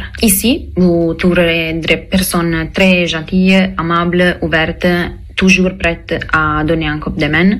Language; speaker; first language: French; non-native, fluent; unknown